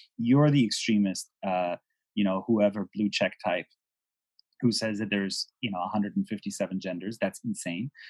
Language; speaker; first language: English; non-native, fluent; Persian